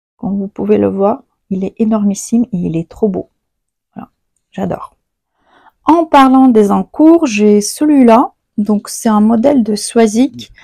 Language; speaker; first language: French; non-native, fluent; Ukrainian